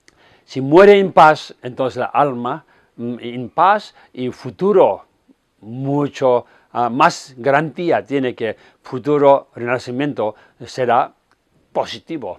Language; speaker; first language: Spanish; non-native, fluent; Tibetan